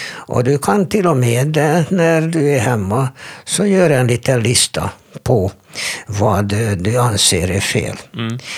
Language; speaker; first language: Swedish; non-native, fluent; Hebrew